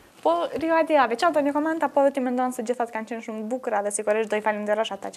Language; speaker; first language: Albanian; native; Albanian